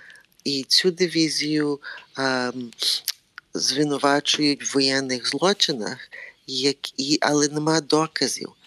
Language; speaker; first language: Ukrainian; early bilingual, heritage; Ukrainian